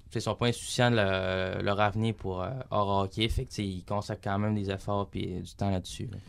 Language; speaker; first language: French; native; French